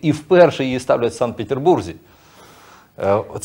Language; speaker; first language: Ukrainian; non-native, local second language; Russian